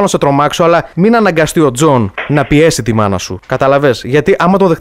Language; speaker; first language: Greek; native; Greek